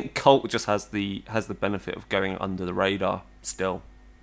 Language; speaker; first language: English; native; English